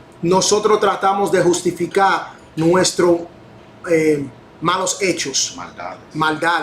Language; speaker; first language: Spanish; non-native, fluent; English